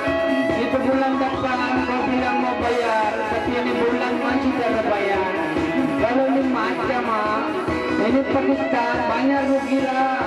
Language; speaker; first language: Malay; non-native, local second language; Tausug